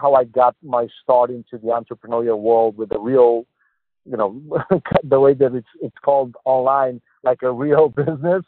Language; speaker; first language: English; non-native, fluent; Romanian